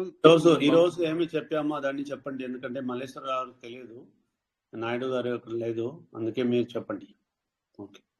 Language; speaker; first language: Telugu; non-native, learner; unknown